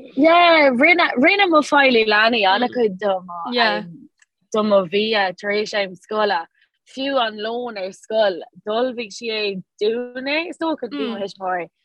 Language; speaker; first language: Irish; non-native, local second language; English